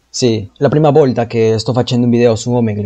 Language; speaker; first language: Italian; non-native, learner; Spanish